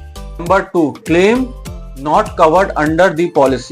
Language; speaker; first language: English; non-native, local second language; Hindi